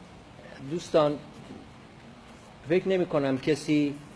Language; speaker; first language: Persian; non-native, local second language; Kurdish